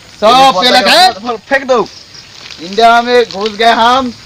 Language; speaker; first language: Hindi; non-native, local second language; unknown